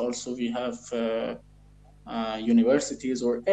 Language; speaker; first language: English; non-native, learner; Persian